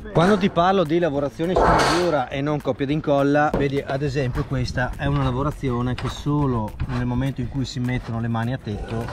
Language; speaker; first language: Italian; native; Italian